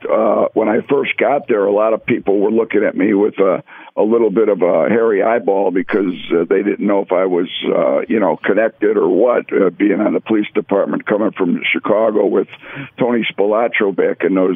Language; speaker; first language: English; native; English